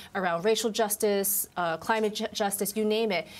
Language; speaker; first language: English; native; English